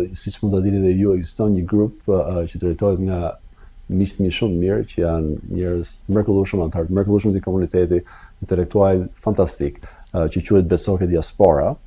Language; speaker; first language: Albanian; early bilingual, other home language; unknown